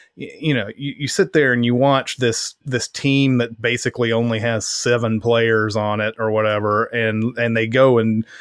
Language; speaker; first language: English; native; English